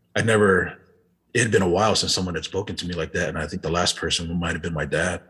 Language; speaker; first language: English; native; English